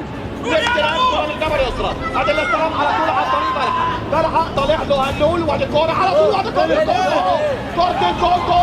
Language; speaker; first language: Arabic; native; Arabic